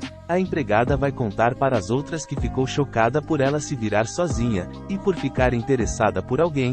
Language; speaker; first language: Portuguese; native; Portuguese